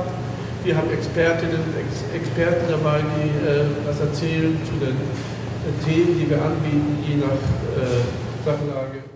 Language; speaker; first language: German; native; German